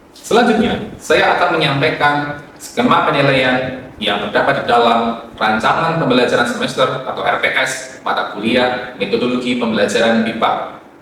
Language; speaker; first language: Indonesian; native; Indonesian